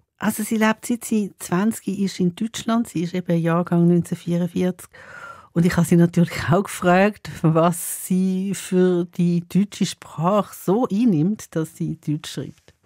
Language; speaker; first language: German; native; German